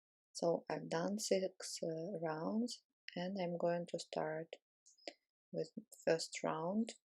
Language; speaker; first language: English; non-native, fluent; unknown